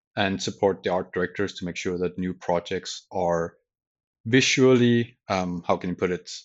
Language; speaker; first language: English; non-native, fluent; Danish